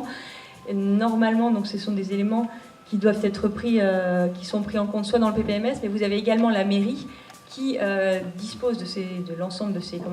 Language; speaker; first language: French; native; French